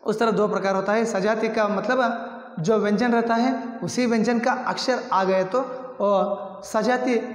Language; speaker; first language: Hindi; non-native, local second language; Kannada